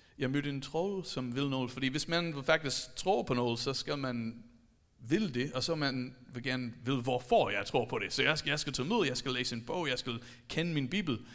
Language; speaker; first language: Danish; non-native, fluent; English